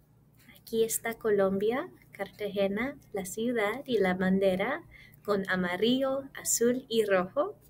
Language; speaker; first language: Spanish; early bilingual, heritage; English